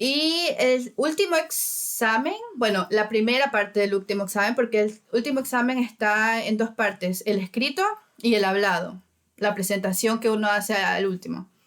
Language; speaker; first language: Spanish; early bilingual, heritage; Spanish